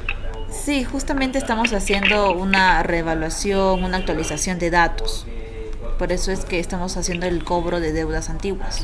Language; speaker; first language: Spanish; native; Spanish